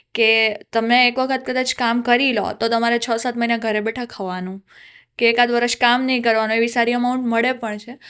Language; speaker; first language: Gujarati; native; Gujarati